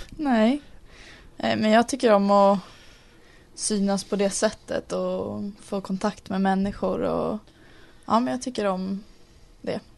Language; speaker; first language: Swedish; native; Swedish